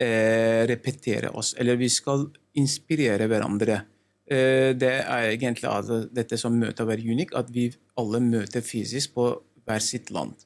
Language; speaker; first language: Norwegian; non-native, learner; Turkish